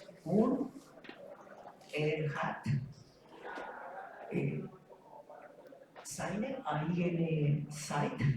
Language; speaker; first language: German; non-native, learner; Spanish